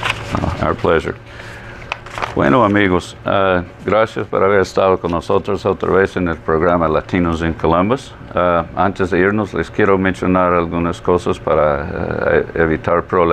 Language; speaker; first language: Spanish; non-native, fluent; English